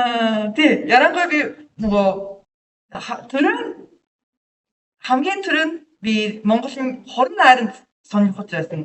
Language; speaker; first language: Mongolian; non-native, learner; Japanese